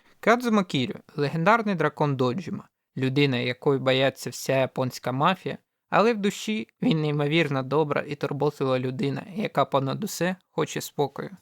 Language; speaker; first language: Ukrainian; native; Ukrainian